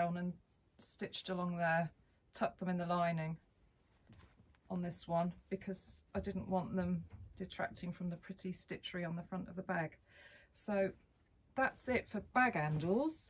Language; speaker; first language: English; native; English